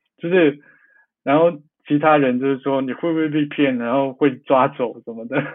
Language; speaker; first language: Chinese; non-native, local second language; Cantonese